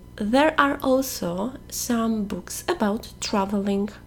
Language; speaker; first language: English; non-native, fluent; Polish